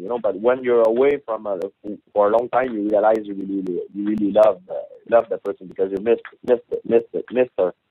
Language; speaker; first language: English; non-native, fluent; French